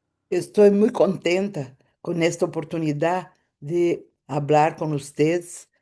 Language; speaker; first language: Spanish; non-native, fluent; Portuguese